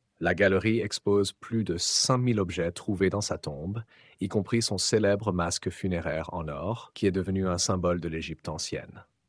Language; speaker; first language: French; non-native, fluent; Arabic